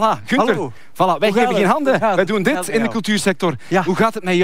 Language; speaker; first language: Dutch; native; Dutch